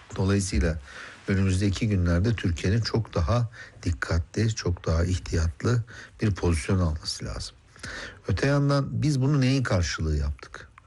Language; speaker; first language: Turkish; native; Turkish